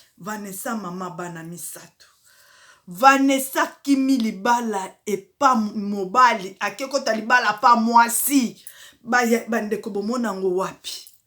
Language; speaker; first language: Lingala; native; Lingala